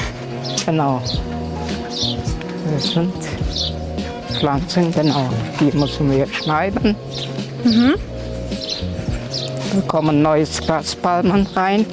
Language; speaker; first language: German; early bilingual, other home language; Turkish